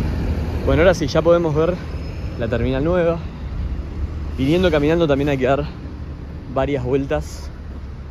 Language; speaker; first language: Spanish; native; Spanish